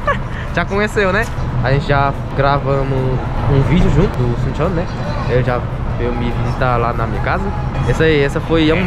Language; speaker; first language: Portuguese; non-native, fluent; Korean